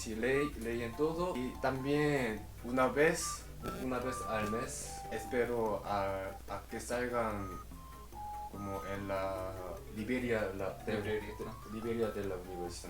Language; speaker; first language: Spanish; non-native, fluent; Korean